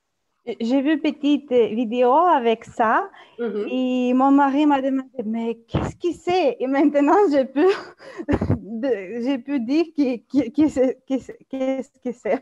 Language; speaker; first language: French; non-native, learner; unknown